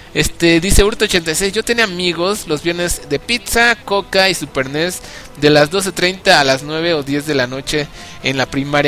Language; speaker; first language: Spanish; native; Spanish